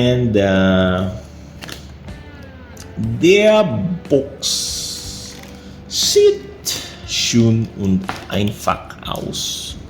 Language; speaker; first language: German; non-native, learner; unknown